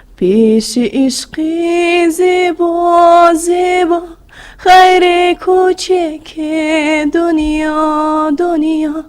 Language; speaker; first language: Tajik; native; Tajik